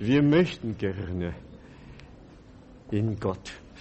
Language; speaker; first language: German; non-native, fluent; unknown